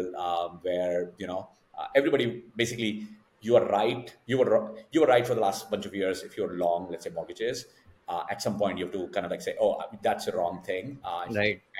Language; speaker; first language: English; non-native, local second language; Hindi